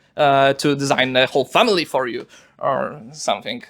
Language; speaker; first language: English; non-native, fluent; Polish